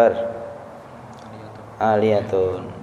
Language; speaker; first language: Arabic; non-native, fluent; Indonesian